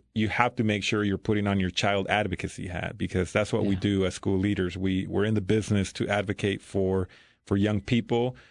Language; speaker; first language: English; early bilingual, other home language; Spanish